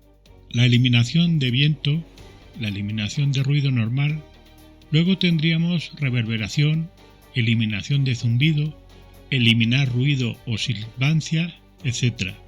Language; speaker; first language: Spanish; native; Spanish